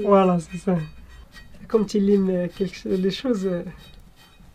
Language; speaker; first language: French; non-native, learner; Arabic